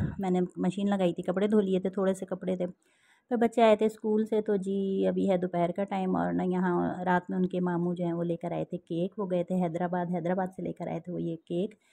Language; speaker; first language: Urdu; native; Urdu